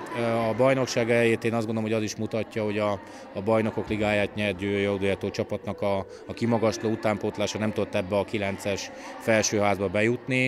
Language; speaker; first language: Hungarian; native; Hungarian